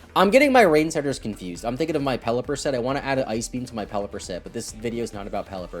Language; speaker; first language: English; native; English